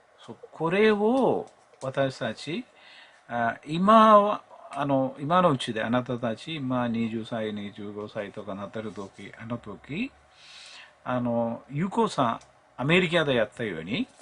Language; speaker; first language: Japanese; non-native, learner; Malayalam